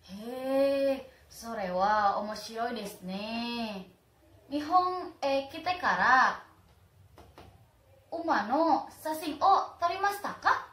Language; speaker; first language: Japanese; non-native, learner; Indonesian